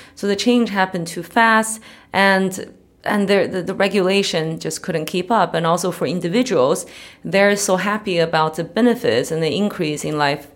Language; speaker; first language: English; early bilingual, other home language; Chinese